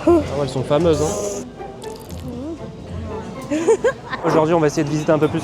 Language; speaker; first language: French; native; French